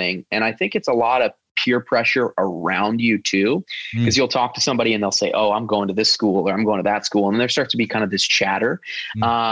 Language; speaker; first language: English; native; English